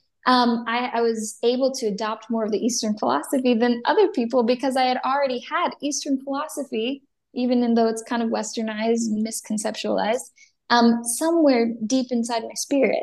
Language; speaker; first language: English; native; English